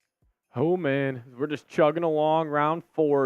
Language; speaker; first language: English; native; English